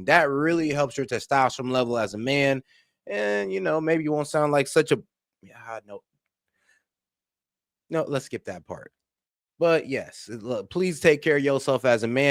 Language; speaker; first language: English; native; English